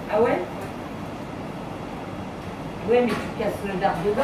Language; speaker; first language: French; native; French